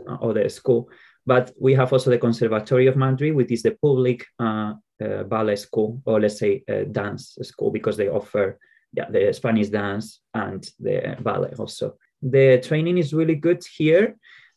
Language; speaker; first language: English; non-native, fluent; Spanish